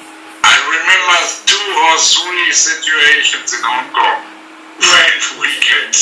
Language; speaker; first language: English; non-native, fluent; German